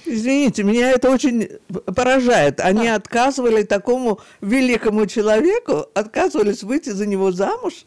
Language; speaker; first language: Russian; native; Russian